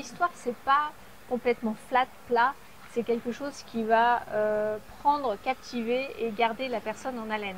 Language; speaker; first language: French; native; French